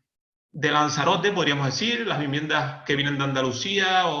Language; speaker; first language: Spanish; native; Spanish